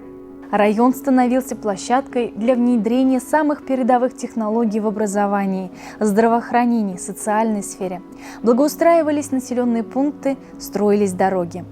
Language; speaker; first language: Russian; native; Russian